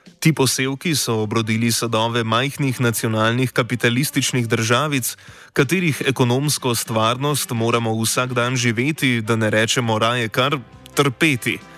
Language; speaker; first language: Slovenian; native; Slovenian